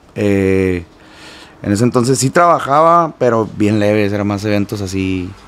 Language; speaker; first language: Spanish; native; Spanish